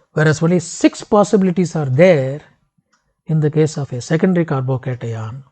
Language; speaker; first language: English; non-native, local second language; Tamil